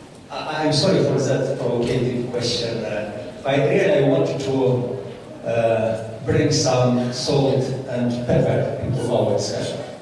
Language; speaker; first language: English; non-native, fluent; Romanian